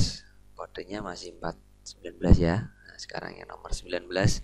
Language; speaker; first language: Indonesian; native; Indonesian